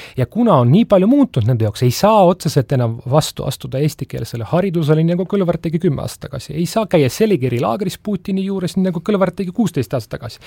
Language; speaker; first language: Estonian; non-native, local second language; Russian